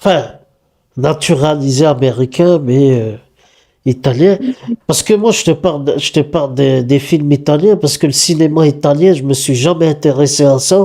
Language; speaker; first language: French; native; French